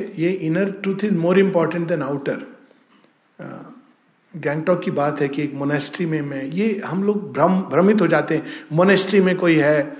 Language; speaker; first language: Hindi; native; Hindi